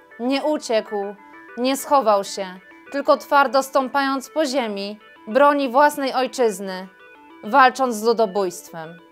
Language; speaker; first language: Polish; native; Polish